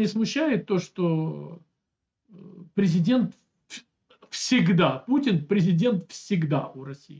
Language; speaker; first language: Russian; native; Russian